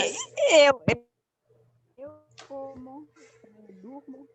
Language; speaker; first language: Portuguese; non-native, learner; Spanish